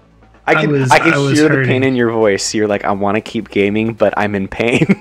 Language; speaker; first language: English; native; English